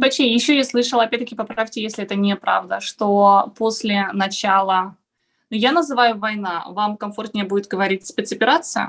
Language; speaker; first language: Russian; native; Russian